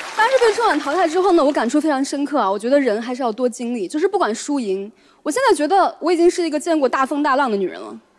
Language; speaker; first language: Chinese; native; Chinese